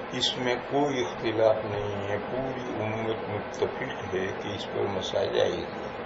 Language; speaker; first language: Urdu; non-native, local second language; Gujarati